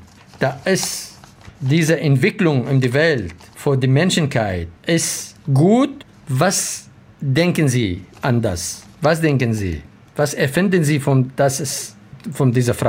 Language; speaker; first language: German; non-native, learner; Arabic